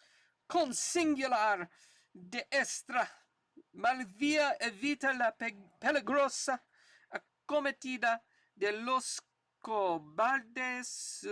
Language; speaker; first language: Spanish; non-native, learner; English